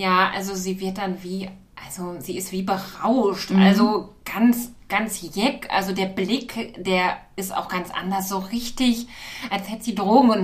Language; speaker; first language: German; native; German